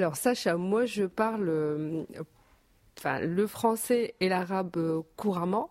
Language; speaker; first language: French; non-native, local second language; Arabic